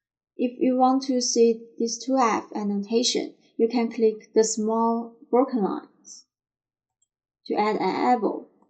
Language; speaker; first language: English; non-native, fluent; Chinese